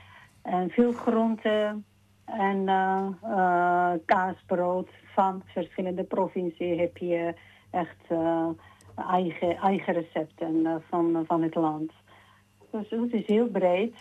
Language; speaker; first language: Dutch; non-native, fluent; Georgian